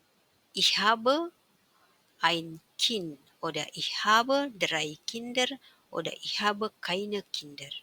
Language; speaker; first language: German; non-native, fluent; Indonesian